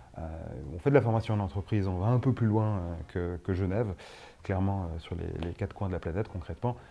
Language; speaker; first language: French; native; French